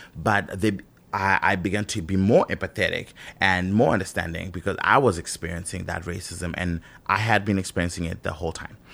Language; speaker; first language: English; non-native, local second language; Shona